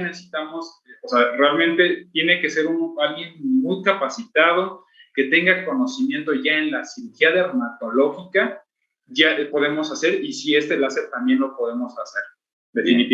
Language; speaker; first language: Spanish; native; Spanish